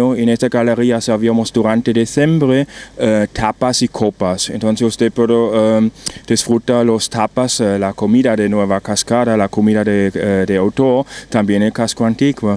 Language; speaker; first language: Spanish; non-native, learner; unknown